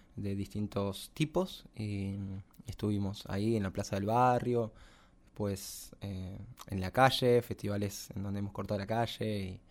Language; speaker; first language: Spanish; native; Spanish